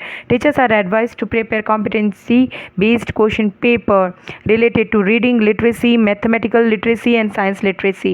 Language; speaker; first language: English; non-native, local second language; Hindi